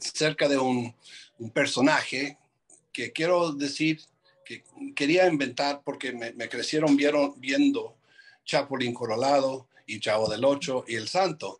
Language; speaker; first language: Spanish; non-native, fluent; English